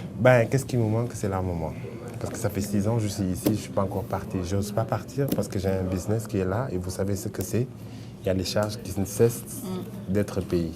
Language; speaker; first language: French; non-native, local second language; Wolof